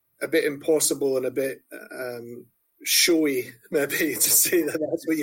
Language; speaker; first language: English; native; English